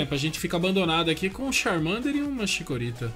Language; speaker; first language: Portuguese; native; Portuguese